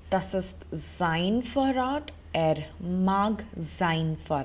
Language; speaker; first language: German; non-native, fluent; Hindi